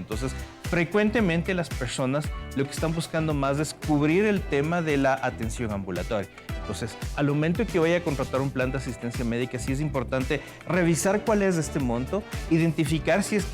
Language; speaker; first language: Spanish; native; Spanish